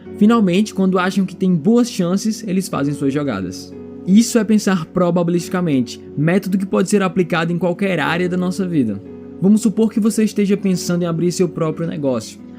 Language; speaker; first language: Portuguese; native; Portuguese